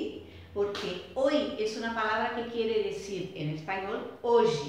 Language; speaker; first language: Spanish; non-native, fluent; Portuguese